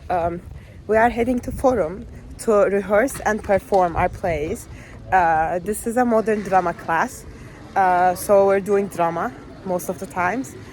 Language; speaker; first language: English; non-native, fluent; Turkish